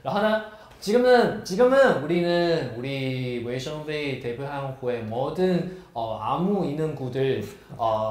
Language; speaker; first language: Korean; non-native, learner; Chinese